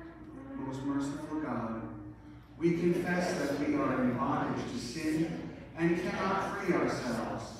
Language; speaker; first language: English; native; English